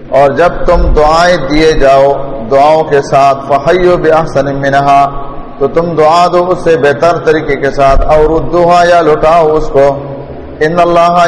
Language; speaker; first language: Urdu; non-native, local second language; Pashto